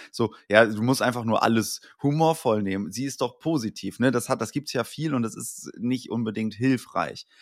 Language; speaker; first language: German; native; German